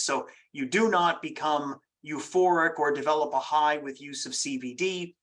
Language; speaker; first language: English; native; English